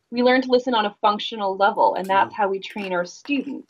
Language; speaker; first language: English; native; English